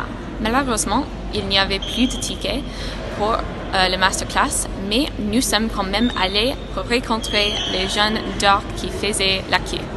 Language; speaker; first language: French; non-native, learner; English